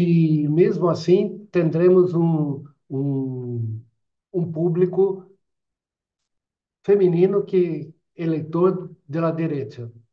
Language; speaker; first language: Spanish; non-native, fluent; Portuguese